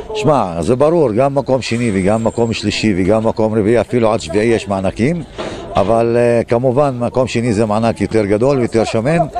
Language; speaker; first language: Hebrew; non-native, local second language; Arabic